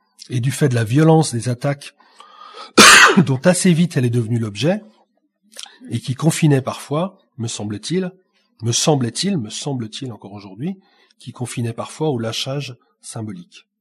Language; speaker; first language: French; native; French